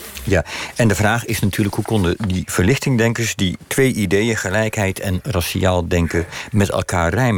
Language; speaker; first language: Dutch; native; Dutch